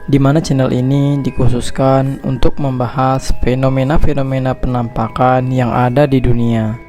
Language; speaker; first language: Indonesian; native; Indonesian